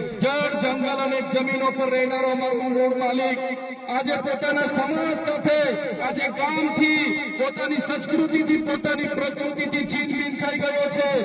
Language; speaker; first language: Gujarati; non-native, local second language; Bhili